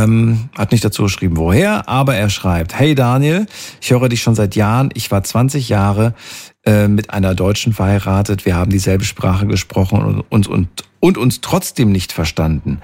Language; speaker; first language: German; native; German